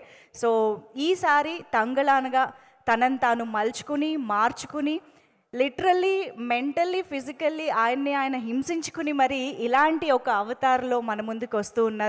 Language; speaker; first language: Telugu; native; Telugu